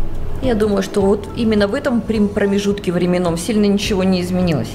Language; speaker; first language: Russian; native; Russian